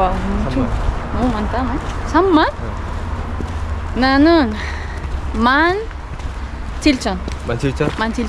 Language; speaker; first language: Korean; non-native, learner; Spanish